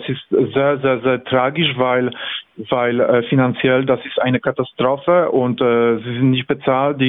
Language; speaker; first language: German; non-native, fluent; Polish